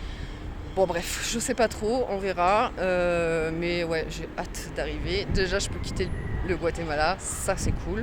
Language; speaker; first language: French; native; French